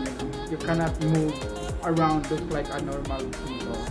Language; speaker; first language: English; non-native, local second language; Filipino